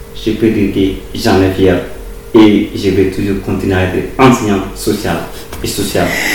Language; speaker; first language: French; non-native, local second language; Bambara